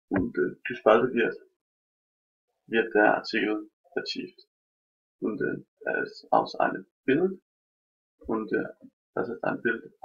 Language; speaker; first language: German; non-native, learner; Danish